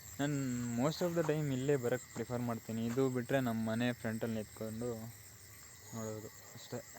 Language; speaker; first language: Kannada; native; Kannada